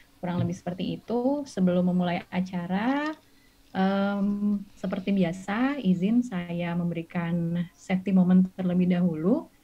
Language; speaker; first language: Indonesian; native; Indonesian